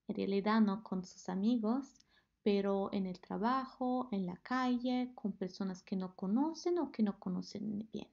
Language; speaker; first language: Spanish; non-native, fluent; Italian